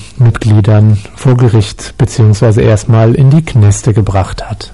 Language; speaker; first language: German; native; German